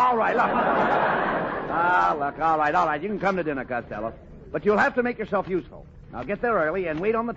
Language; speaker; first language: English; native; English